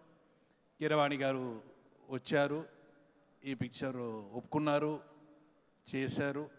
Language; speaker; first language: Telugu; non-native, learner; Tamil